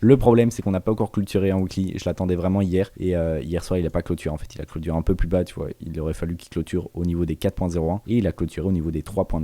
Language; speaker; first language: French; native; French